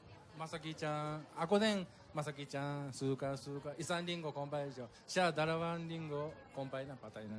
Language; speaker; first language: Filipino; non-native, learner; Japanese